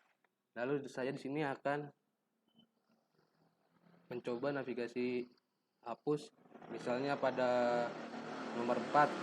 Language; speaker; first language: Indonesian; native; Indonesian